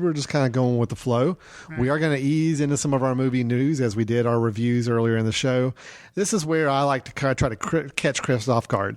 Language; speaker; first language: English; native; English